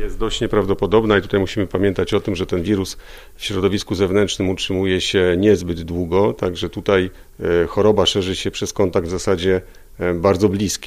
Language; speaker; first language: Polish; native; Polish